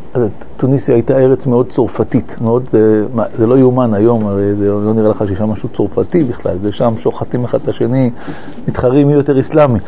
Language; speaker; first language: Hebrew; early bilingual, other home language; French